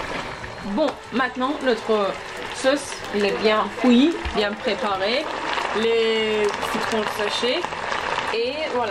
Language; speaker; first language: French; non-native, fluent; Persian